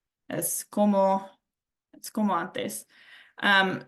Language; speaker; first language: Spanish; non-native, learner; English